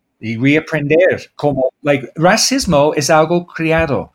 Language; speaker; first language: Spanish; non-native, fluent; English